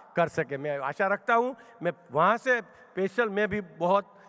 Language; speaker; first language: Hindi; non-native, local second language; Gujarati